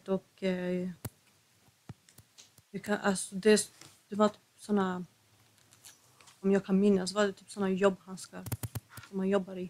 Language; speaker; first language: Swedish; non-native, fluent; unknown